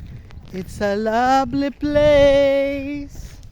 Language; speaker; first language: English; non-native, local second language; Filipino